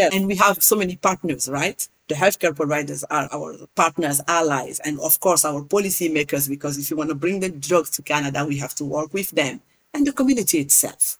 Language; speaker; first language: English; non-native, fluent; Hausa